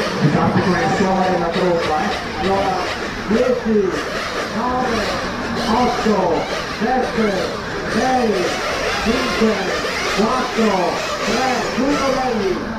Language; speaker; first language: Italian; native; Italian